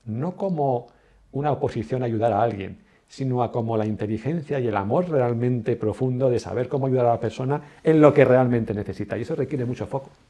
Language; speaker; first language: Spanish; native; Spanish